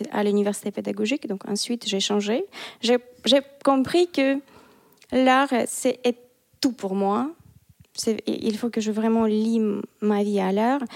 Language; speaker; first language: French; non-native, fluent; Russian